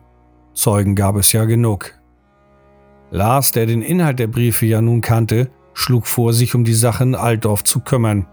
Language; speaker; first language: German; native; German